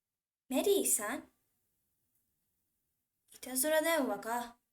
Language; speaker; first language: Japanese; non-native, fluent; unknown